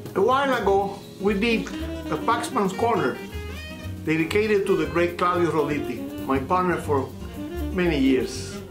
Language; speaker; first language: English; non-native, fluent; Spanish